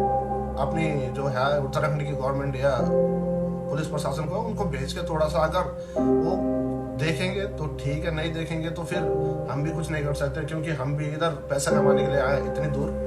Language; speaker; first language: Hindi; native; Hindi